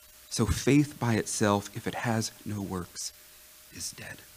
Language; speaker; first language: English; native; English